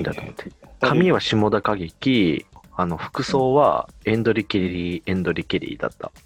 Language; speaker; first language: Japanese; native; Japanese